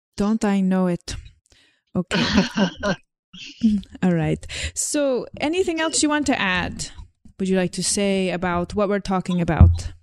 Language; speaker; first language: English; non-native, fluent; Slovenian